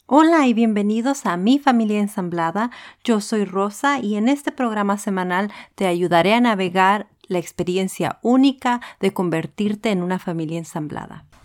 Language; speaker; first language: Spanish; early bilingual, heritage; Spanish